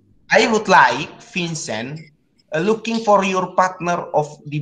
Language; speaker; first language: English; non-native, learner; Indonesian